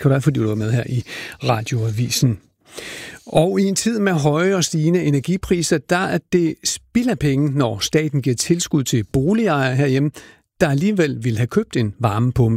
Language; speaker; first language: Danish; native; Danish